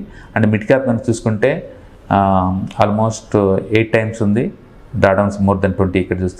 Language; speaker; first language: Telugu; native; Telugu